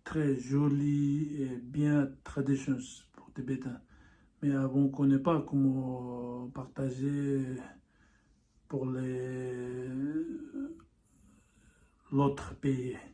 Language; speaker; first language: French; non-native, learner; Tibetan